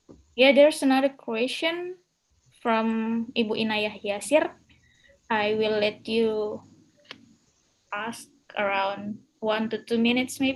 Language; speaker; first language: English; non-native, fluent; Indonesian